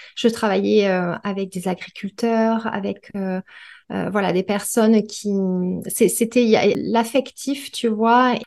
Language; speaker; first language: French; native; French